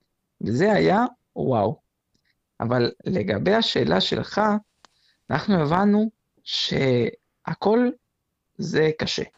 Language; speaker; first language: Hebrew; non-native, fluent; Spanish